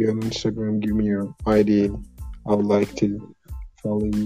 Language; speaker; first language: English; non-native, learner; Persian